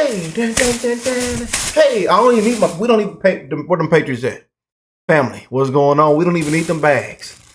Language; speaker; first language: English; native; English